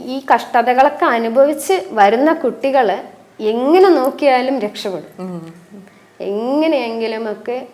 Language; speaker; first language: Malayalam; non-native, local second language; Tamil